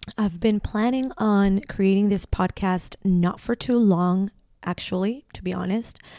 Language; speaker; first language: English; non-native, fluent; Spanish